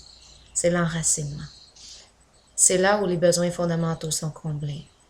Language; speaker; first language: French; native; French